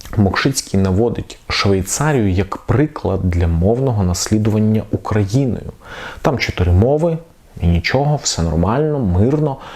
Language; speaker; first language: Ukrainian; non-native, local second language; Russian